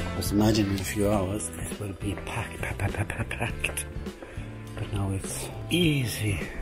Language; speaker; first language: English; non-native, fluent; Swedish